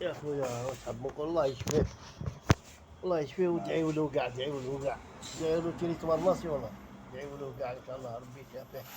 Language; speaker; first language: Arabic; native; Arabic